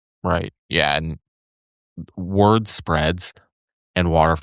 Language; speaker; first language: English; native; English